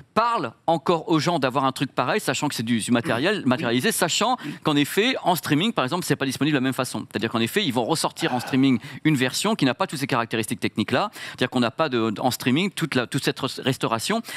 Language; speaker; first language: French; native; French